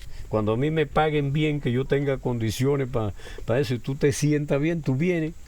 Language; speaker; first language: Spanish; native; Spanish